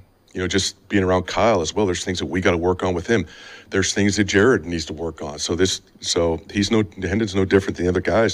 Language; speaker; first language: English; native; English